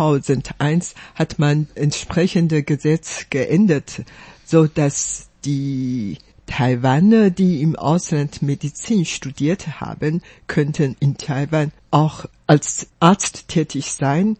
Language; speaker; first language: German; non-native, fluent; Chinese